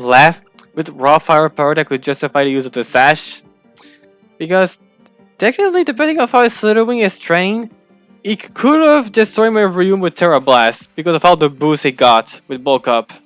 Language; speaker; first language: English; non-native, fluent; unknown